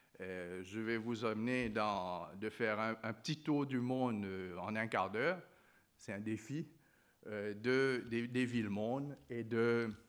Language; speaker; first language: French; non-native, local second language; Morisyen